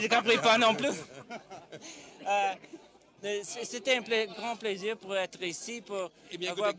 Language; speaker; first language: French; non-native, learner; English